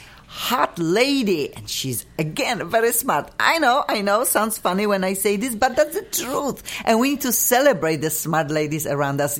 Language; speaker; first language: English; non-native, fluent; Polish